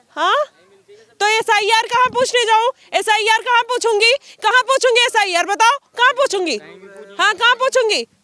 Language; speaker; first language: Hindi; native; Hindi